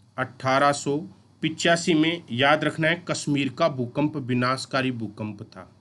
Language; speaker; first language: Hindi; native; Hindi